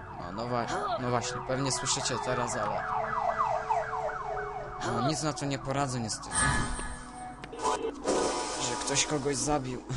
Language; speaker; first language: Polish; native; Polish